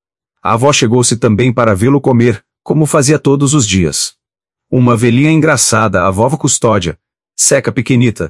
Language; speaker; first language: Portuguese; native; Portuguese